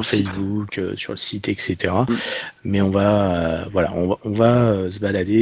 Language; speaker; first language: French; native; French